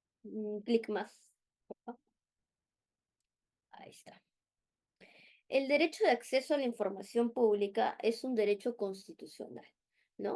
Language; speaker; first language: Spanish; native; Spanish